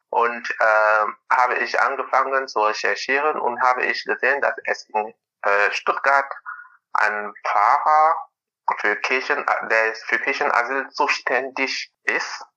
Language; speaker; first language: German; non-native, fluent; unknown